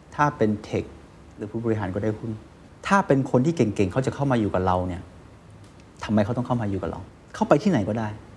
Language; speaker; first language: Thai; non-native, fluent; Chinese